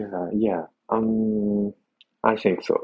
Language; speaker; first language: English; non-native, learner; Japanese